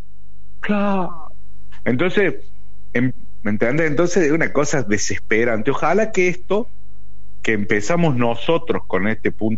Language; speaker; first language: Spanish; native; Spanish